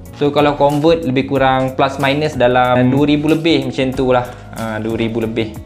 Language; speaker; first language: Malay; native; Malay